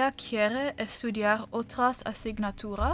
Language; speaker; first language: Spanish; non-native, learner; English